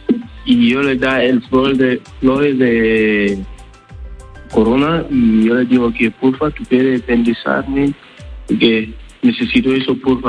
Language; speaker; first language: Spanish; non-native, learner; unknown